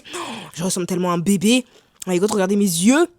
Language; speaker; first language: French; native; French